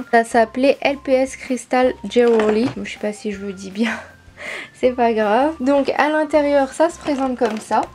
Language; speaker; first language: French; native; French